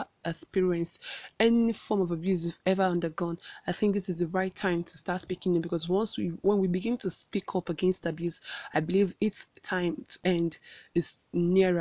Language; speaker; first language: English; non-native, local second language; Igbo